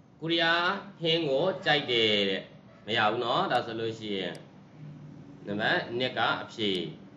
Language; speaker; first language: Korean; non-native, fluent; Burmese